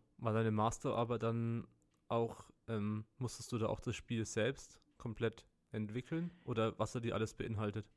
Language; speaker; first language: German; native; German